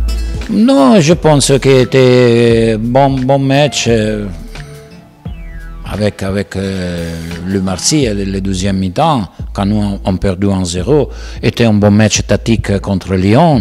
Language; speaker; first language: French; non-native, learner; Italian